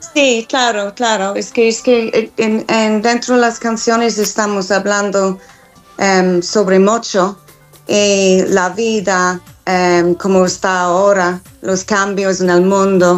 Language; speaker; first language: Spanish; non-native, fluent; English